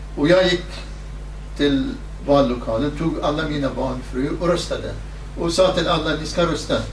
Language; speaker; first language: Swedish; non-native, fluent; Kurdish